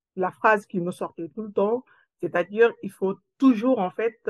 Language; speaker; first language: French; non-native, local second language; Wolof